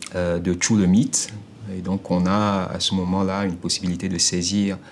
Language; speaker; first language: French; non-native, local second language; Ewe